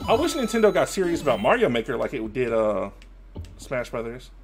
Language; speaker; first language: English; native; English